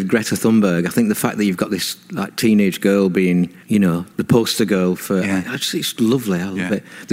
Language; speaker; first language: English; native; English